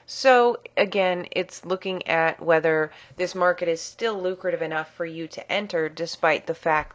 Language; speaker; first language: English; native; English